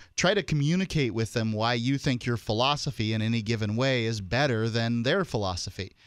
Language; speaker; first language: English; native; English